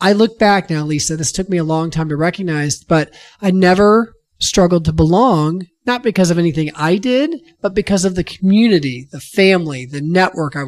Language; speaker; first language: English; native; English